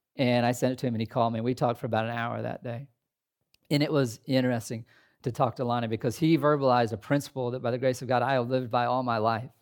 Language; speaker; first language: English; native; English